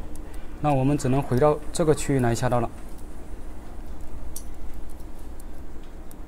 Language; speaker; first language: Chinese; native; Chinese